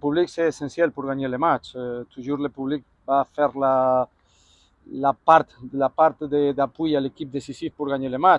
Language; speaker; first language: French; non-native, fluent; Spanish